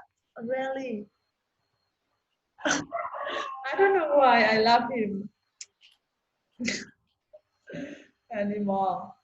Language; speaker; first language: English; non-native, learner; Vietnamese